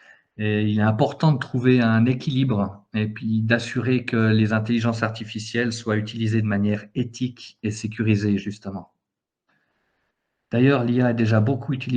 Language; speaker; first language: French; native; French